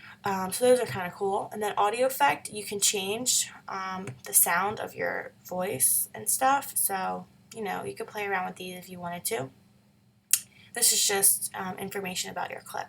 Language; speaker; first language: English; native; English